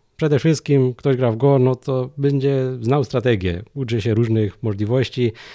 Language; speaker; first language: Polish; native; Polish